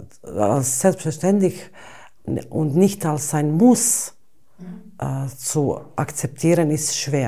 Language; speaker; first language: German; non-native, fluent; Bosnian